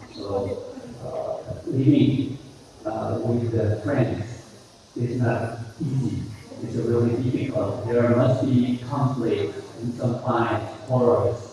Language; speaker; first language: English; non-native, fluent; Korean